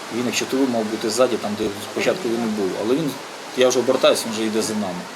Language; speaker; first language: Ukrainian; native; Ukrainian